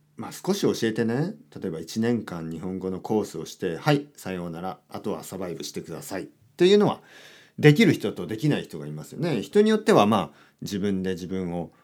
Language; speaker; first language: Japanese; native; Japanese